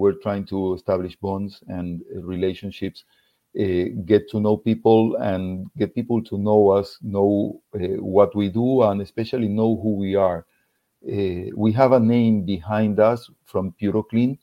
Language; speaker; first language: English; non-native, fluent; Spanish